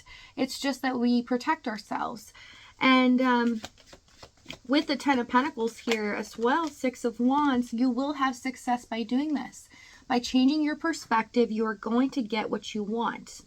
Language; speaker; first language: English; native; English